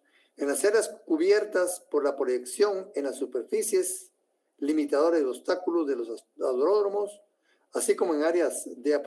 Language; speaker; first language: Spanish; native; Spanish